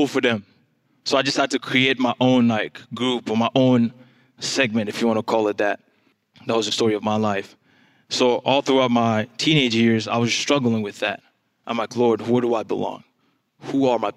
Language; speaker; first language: English; non-native, fluent; French